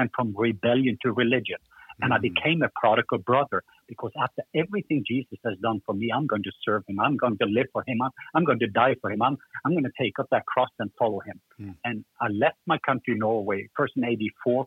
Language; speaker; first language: English; non-native, fluent; Norwegian